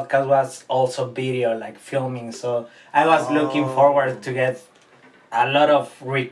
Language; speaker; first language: English; non-native, fluent; Spanish